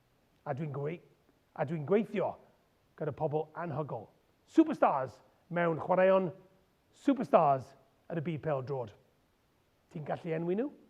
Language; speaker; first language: Welsh; non-native, local second language; English